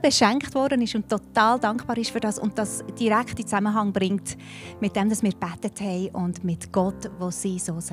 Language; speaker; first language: German; native; German